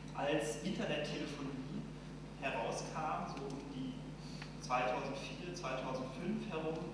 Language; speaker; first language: German; native; German